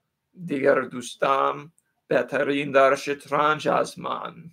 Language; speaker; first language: Persian; non-native, learner; English